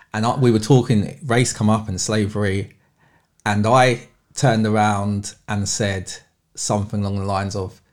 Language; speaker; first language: English; native; English